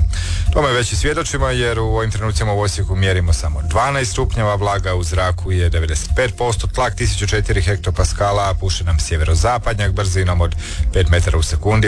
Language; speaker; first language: Serbian; native; Serbian